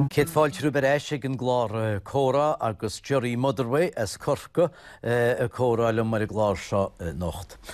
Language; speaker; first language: Irish; native; Irish